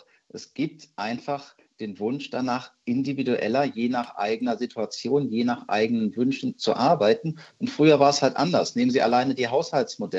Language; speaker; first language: German; native; German